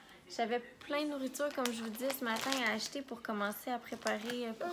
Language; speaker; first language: French; native; French